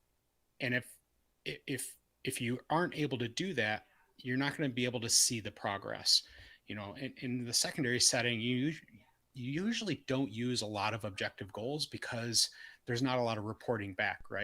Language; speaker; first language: English; native; English